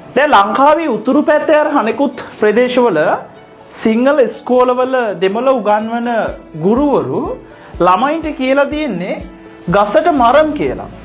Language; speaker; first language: Sinhala; non-native, local second language; Tamil